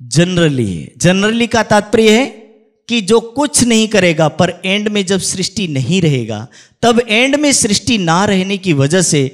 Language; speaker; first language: Hindi; native; Hindi